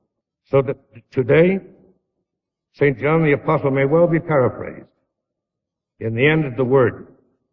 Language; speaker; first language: English; native; English